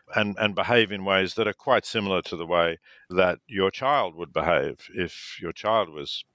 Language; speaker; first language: English; native; English